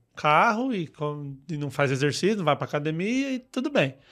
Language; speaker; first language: Portuguese; native; Portuguese